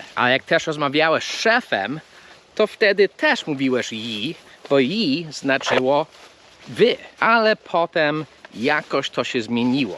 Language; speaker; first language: Polish; non-native, fluent; English